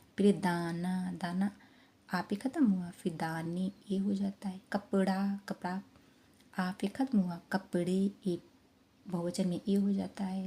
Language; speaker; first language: Hindi; native; Hindi